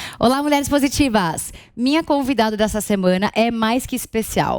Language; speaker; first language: Portuguese; native; Portuguese